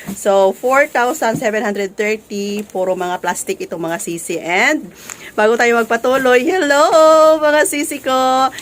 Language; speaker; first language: Filipino; non-native, local second language; Cebuano